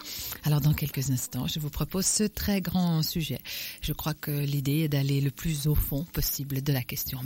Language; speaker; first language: French; native; French